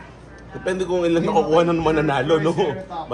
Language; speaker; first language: Filipino; native; Filipino